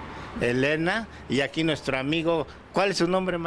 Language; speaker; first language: Spanish; native; Spanish